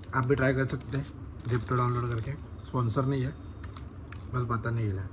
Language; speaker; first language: Hindi; non-native, local second language; Marathi